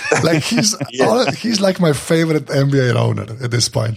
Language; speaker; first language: English; non-native, fluent; Slovenian